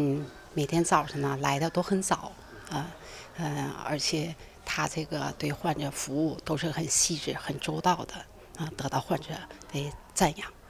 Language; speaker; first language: Chinese; native; Chinese